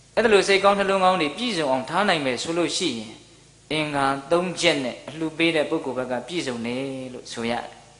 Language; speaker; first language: Burmese; native; Burmese